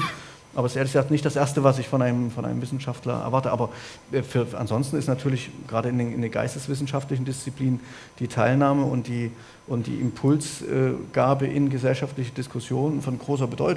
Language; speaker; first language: German; native; German